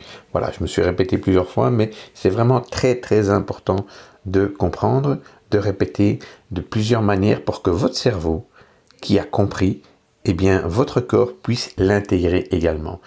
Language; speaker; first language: French; native; French